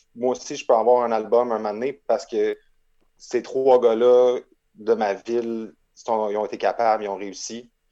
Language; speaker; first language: French; native; French